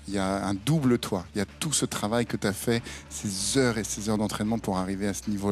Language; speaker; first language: French; native; French